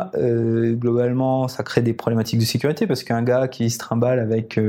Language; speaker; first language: French; native; French